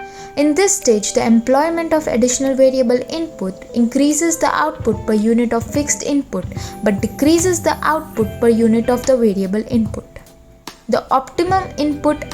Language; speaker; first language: English; non-native, local second language; Gujarati